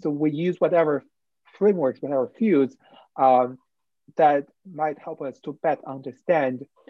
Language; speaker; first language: English; non-native, fluent; Chinese